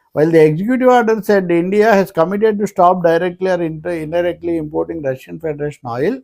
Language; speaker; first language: English; non-native, local second language; Telugu